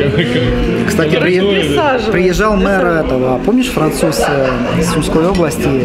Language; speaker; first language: Russian; native; Russian